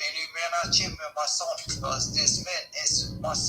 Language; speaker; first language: English; non-native, learner; Arabic